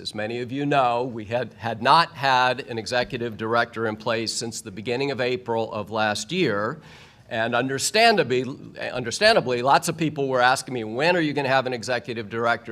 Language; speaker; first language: English; native; English